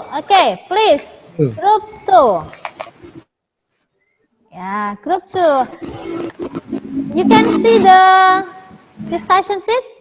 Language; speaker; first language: English; non-native, fluent; Indonesian